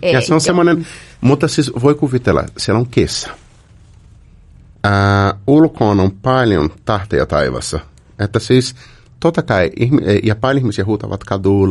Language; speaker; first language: Finnish; non-native, fluent; Portuguese